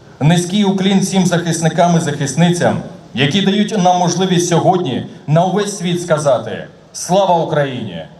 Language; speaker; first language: Ukrainian; native; Ukrainian